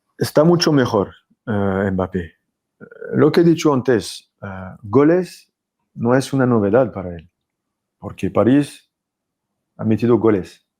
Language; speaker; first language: Spanish; non-native, fluent; French